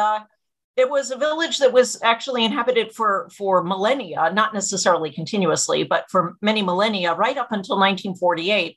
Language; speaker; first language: English; native; English